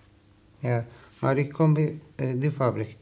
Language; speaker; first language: Dutch; non-native, learner; Turkish